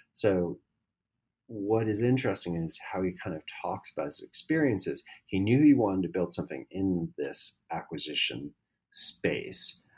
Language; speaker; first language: English; native; English